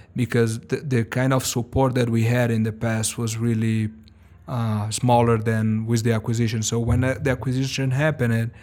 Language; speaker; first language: English; non-native, fluent; Portuguese